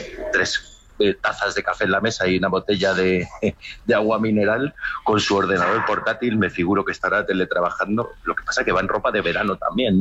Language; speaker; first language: Spanish; native; Spanish